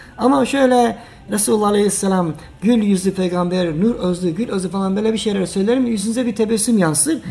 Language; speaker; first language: Turkish; native; Turkish